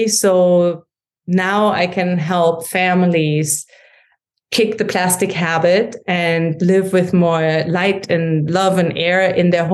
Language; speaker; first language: English; non-native, fluent; German